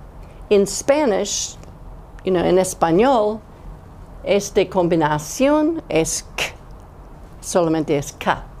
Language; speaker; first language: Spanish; non-native, fluent; English